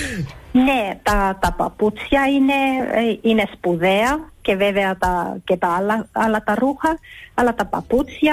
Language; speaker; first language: Greek; early bilingual, heritage; Finnish